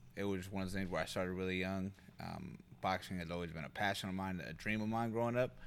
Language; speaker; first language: English; native; English